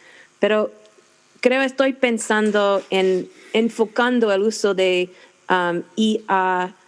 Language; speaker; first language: Spanish; non-native, fluent; English